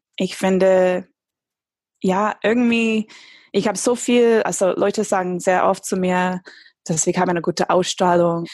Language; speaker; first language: German; non-native, fluent; English